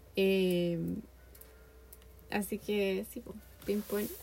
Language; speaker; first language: Spanish; native; Spanish